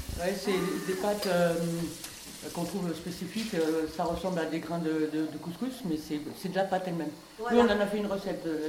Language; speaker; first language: French; native; French